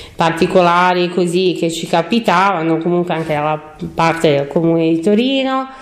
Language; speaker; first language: Italian; non-native, fluent; Croatian